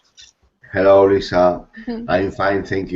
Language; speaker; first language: English; non-native, learner; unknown